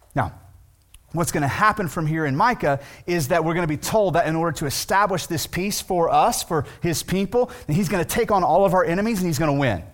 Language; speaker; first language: English; native; English